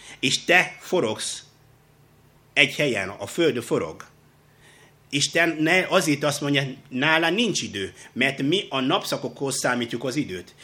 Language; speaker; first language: Hungarian; non-native, fluent; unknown